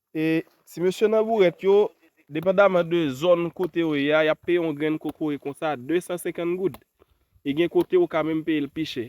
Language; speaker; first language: Haitian Creole; native; Haitian Creole